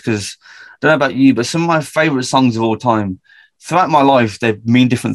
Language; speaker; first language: English; native; English